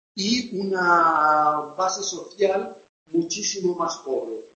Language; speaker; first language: Spanish; non-native, local second language; Catalan